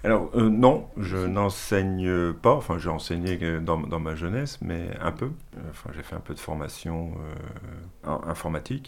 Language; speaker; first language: French; native; French